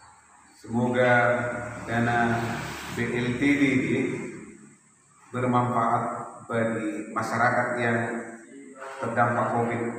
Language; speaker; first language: Indonesian; non-native, local second language; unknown